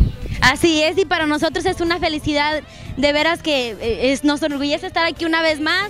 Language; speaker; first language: Spanish; native; Spanish